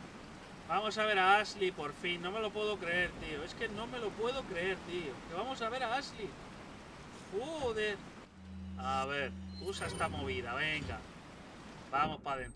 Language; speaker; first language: Spanish; native; Spanish